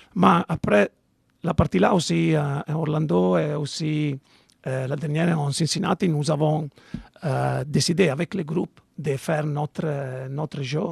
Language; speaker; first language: French; non-native, fluent; Italian